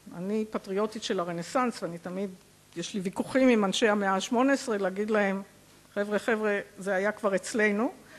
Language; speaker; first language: Hebrew; native; Hebrew